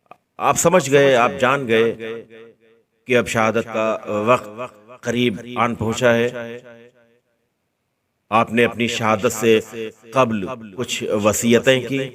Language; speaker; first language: Urdu; native; Urdu